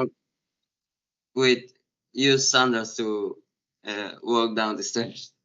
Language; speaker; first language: English; non-native, learner; Spanish